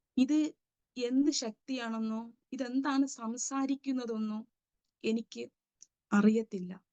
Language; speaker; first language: Malayalam; native; Malayalam